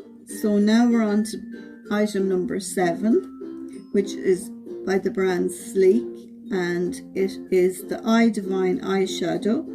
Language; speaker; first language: English; native; English